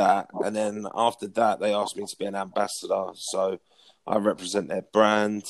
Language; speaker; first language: English; native; English